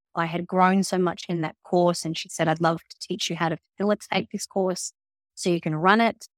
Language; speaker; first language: English; early bilingual, other home language; Filipino